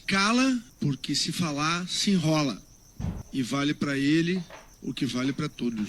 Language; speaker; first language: Portuguese; native; Portuguese